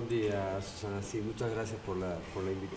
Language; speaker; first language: Spanish; native; Spanish